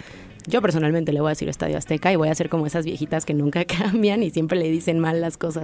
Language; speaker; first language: Spanish; native; Spanish